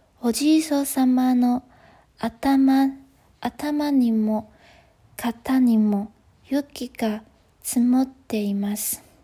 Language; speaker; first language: Japanese; non-native, learner; Chinese